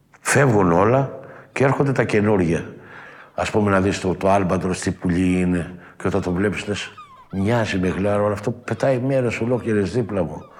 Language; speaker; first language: Greek; native; Greek